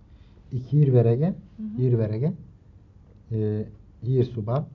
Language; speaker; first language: Dutch; non-native, learner; Turkish